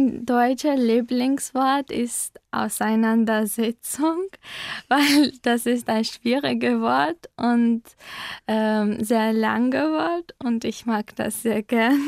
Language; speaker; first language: German; non-native, learner; Armenian